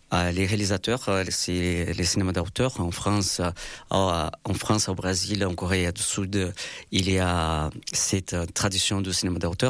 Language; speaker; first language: French; non-native, fluent; Portuguese